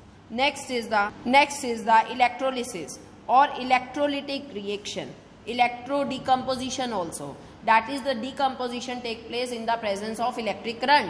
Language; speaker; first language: English; non-native, local second language; Hindi